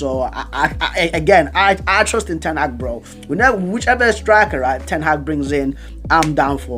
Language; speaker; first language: English; native; English